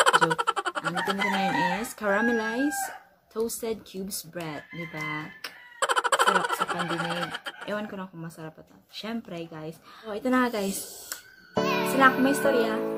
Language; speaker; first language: Filipino; non-native, local second language; Cebuano